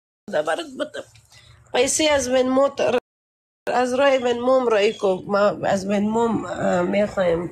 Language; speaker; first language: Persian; non-native, local second language; Pashto